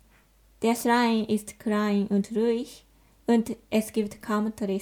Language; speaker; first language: German; non-native, learner; Japanese